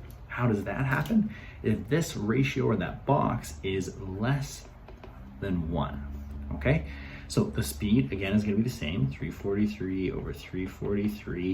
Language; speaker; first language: English; native; English